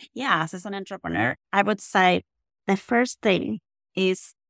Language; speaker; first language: English; non-native, fluent; Spanish